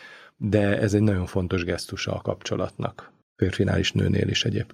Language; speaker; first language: Hungarian; native; Hungarian